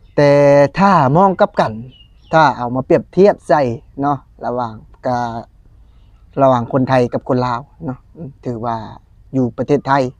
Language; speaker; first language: Lao; native; Lao